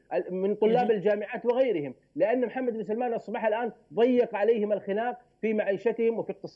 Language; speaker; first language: Arabic; native; Arabic